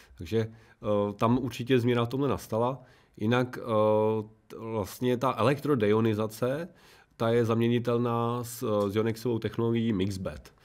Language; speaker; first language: Czech; native; Czech